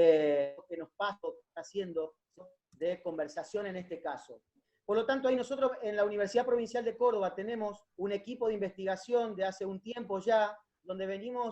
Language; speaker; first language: Spanish; native; Spanish